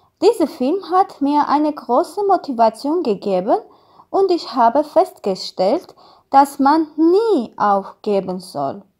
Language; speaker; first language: German; non-native, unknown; Russian